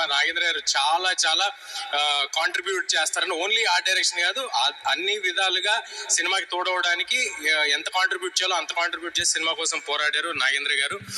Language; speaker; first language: Telugu; native; Telugu